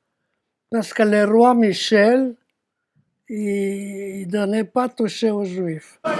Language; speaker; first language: French; non-native, fluent; Romanian